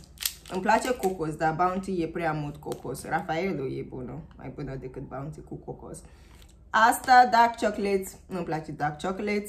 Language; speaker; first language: Romanian; non-native, learner; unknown